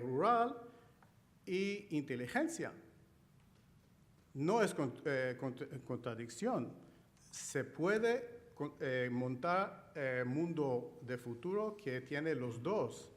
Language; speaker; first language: Spanish; non-native, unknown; Chinese